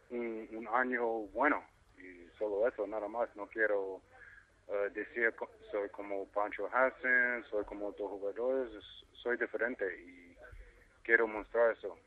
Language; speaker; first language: Spanish; non-native, fluent; English